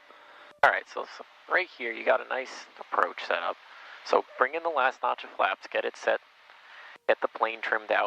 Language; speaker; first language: English; native; English